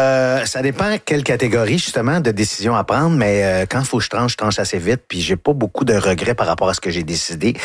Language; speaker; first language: French; native; French